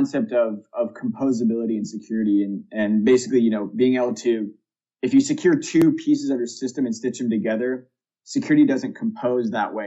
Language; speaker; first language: English; native; English